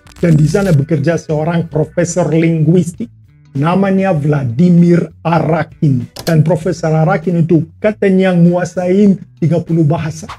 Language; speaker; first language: Indonesian; non-native, fluent; Russian